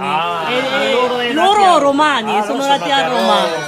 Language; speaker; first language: Italian; non-native, local second language; Korean